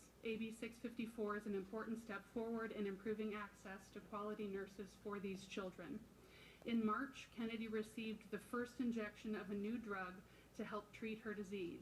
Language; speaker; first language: English; native; English